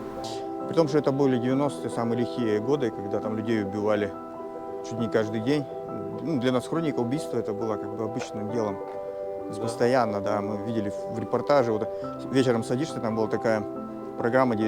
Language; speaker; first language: Russian; native; Russian